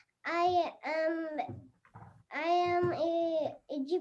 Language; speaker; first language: English; non-native, learner; Bangla